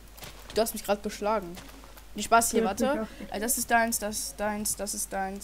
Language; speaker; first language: German; native; German